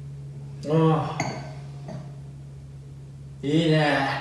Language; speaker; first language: Japanese; native; Japanese